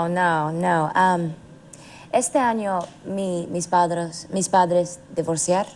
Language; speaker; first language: Spanish; non-native, learner; English